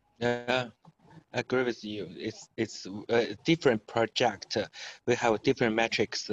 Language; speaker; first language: English; non-native, learner; Chinese